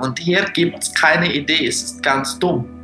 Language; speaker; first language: German; non-native, fluent; Russian